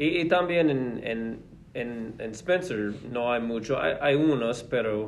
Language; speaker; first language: Spanish; non-native, fluent; English